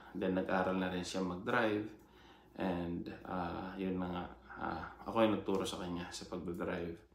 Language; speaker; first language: Filipino; native; Filipino